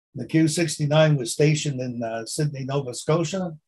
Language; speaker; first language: English; native; English